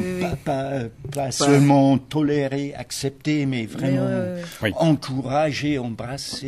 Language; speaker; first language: French; non-native, fluent; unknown